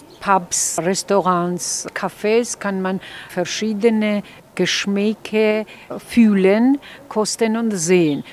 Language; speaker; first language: German; non-native, fluent; Georgian